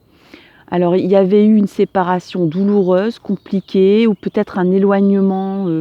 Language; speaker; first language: French; native; French